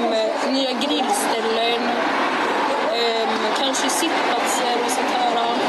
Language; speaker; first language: Swedish; early bilingual, other home language; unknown